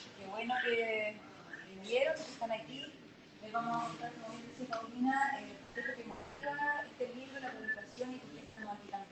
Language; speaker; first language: Spanish; native; Spanish